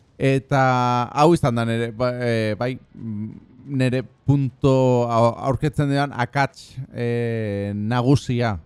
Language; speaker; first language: Basque; non-native, local second language; Spanish